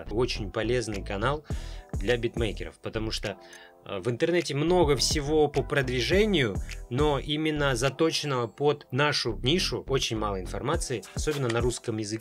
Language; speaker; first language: Russian; native; Russian